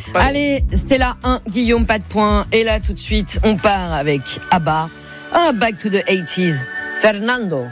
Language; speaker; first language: French; native; French